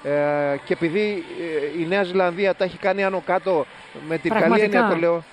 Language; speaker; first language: Greek; native; Greek